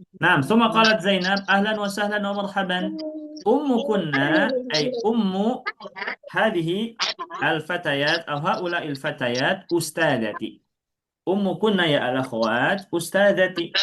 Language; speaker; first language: Arabic; non-native, fluent; Indonesian